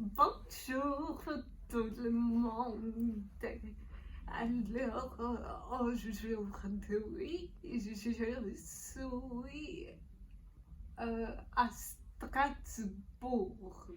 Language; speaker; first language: French; non-native, learner; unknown